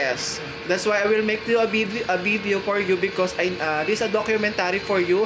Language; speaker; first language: English; non-native, local second language; Filipino